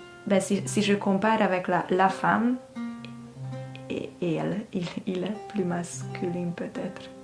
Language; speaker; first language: French; non-native, fluent; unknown